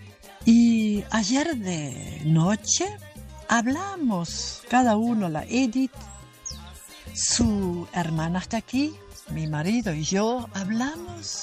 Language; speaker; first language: Spanish; non-native, fluent; German